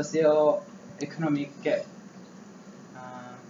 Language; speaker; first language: English; non-native, learner; Malay